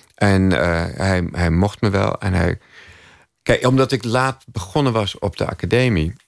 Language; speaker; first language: Dutch; native; Dutch